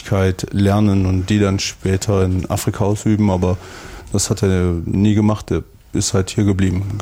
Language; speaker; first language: German; native; German